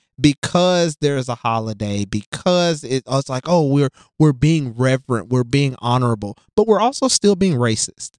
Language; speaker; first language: English; native; English